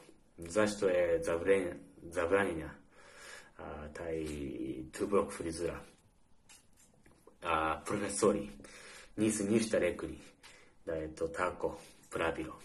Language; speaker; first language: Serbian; non-native, learner; Japanese